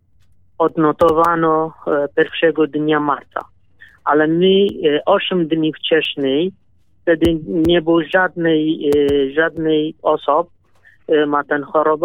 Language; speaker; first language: Polish; non-native, learner; Kurdish